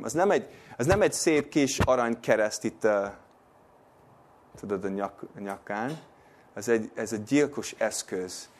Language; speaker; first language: Hungarian; non-native, fluent; English